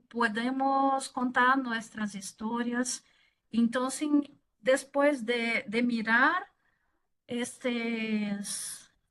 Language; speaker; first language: Spanish; non-native, fluent; Portuguese